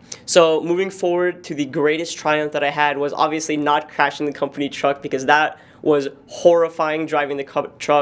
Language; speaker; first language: English; native; English